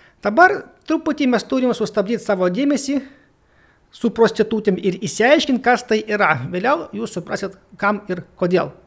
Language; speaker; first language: Lithuanian; non-native, local second language; Russian